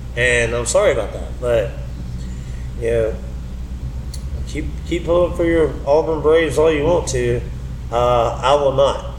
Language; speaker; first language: English; native; English